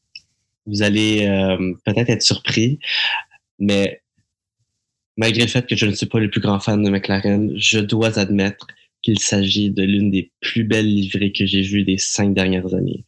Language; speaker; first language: French; native; French